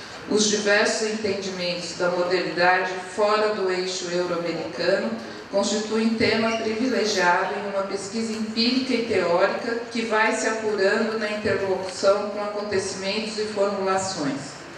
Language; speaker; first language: Portuguese; native; Portuguese